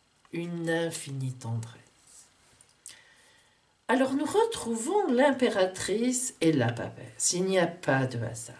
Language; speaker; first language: French; native; French